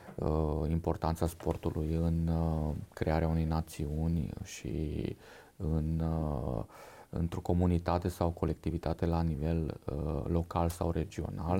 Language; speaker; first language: Romanian; non-native, local second language; Hungarian